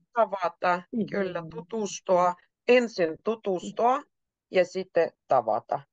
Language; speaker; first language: Finnish; native; Finnish